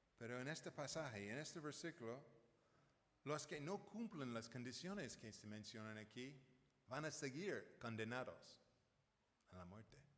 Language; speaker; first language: Spanish; non-native, fluent; English